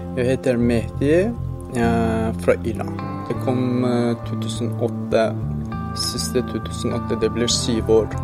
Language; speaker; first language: Norwegian; non-native, learner; Persian